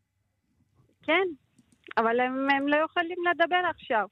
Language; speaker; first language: Hebrew; non-native, learner; Turkish